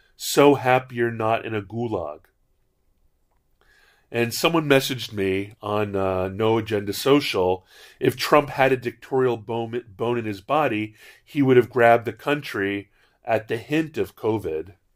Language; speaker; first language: English; native; English